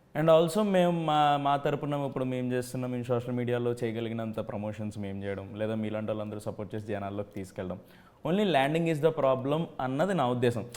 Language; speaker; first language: Telugu; native; Telugu